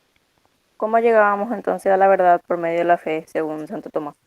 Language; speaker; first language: Spanish; native; Spanish